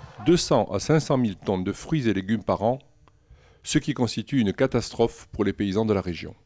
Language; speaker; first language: French; native; French